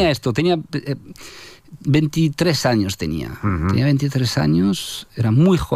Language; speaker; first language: Spanish; non-native, fluent; French